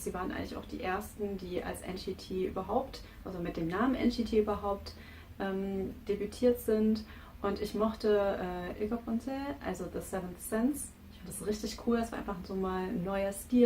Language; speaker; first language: German; native; German